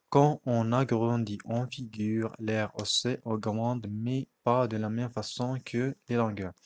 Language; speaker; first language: French; non-native, local second language; Arabic